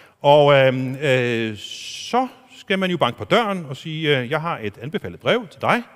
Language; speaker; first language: Danish; non-native, local second language; Faroese